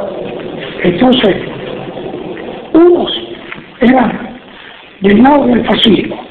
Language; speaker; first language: Spanish; non-native, local second language; Friulian